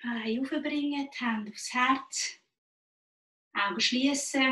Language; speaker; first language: German; native; German